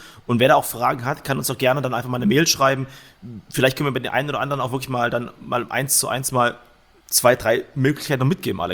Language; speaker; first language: German; native; German